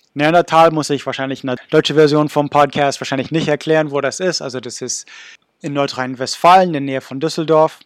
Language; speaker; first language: German; non-native, fluent; English